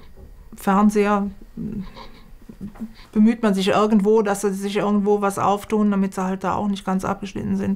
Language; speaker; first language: German; native; German